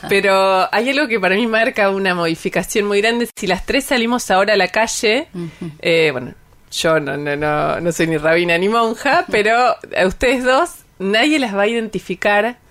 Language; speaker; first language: Spanish; native; Spanish